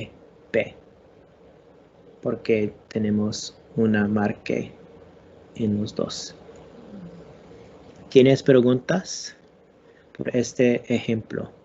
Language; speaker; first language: Spanish; non-native, learner; English